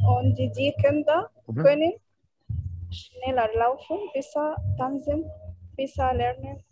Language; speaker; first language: German; non-native, learner; Arabic